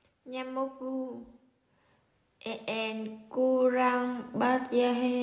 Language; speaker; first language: Indonesian; non-native, learner; Vietnamese